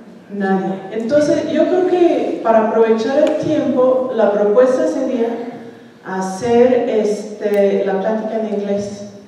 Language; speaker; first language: Spanish; non-native, fluent; English